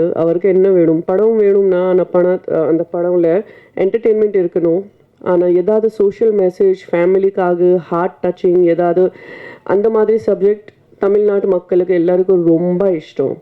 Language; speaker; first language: Tamil; non-native, fluent; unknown